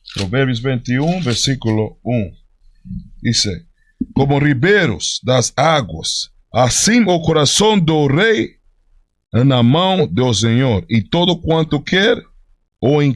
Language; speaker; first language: Portuguese; non-native, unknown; Spanish